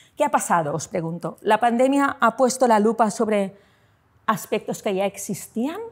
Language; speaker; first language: Spanish; non-native, local second language; Catalan